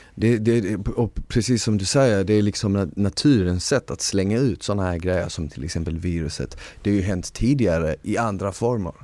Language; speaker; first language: Swedish; early bilingual, other home language; Bosnian